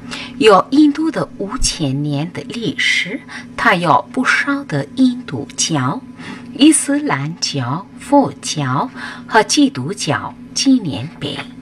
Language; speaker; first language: Chinese; non-native, fluent; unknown